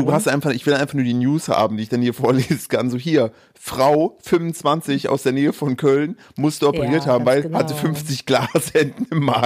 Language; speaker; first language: German; native; German